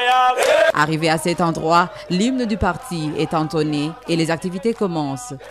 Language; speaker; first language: French; non-native, local second language; Rundi